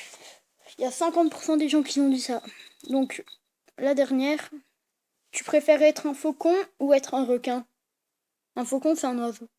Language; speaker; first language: French; native; French